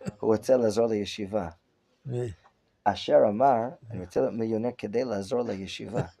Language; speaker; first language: Hebrew; non-native, fluent; English